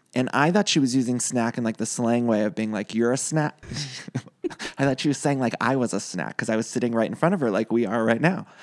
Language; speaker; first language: English; native; English